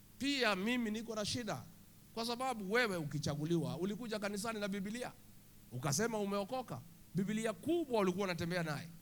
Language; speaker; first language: Swahili; non-native, local second language; Kikuyu